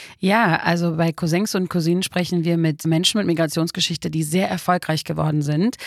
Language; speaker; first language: German; early bilingual, other home language; Turkish